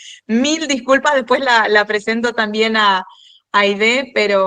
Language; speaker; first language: Spanish; native; Spanish